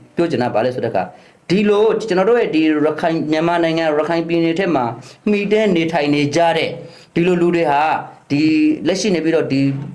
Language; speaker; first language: Burmese; native; Burmese